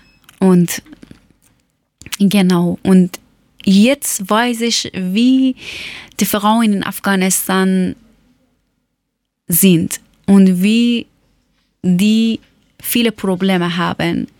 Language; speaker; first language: German; non-native, learner; Persian